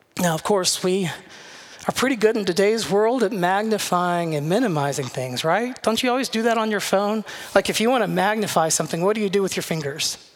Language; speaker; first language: English; native; English